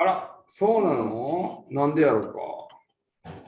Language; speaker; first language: Japanese; native; Japanese